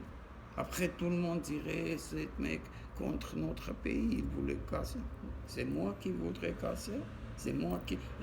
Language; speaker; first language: French; non-native, learner; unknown